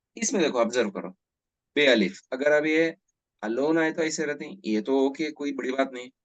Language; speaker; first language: Hindi; non-native, local second language; Urdu